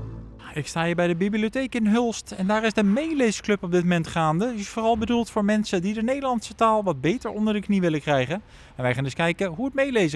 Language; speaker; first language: Dutch; native; Dutch